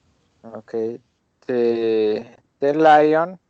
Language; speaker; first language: English; non-native, learner; Spanish